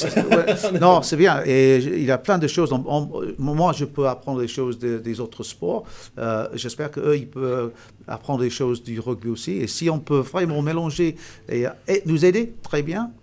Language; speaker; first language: French; non-native, fluent; English